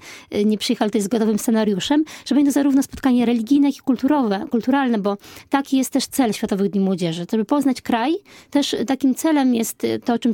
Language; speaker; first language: Polish; native; Polish